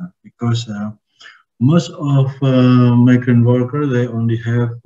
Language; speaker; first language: English; non-native, learner; Indonesian